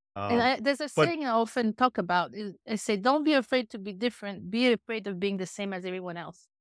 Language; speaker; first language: English; native; English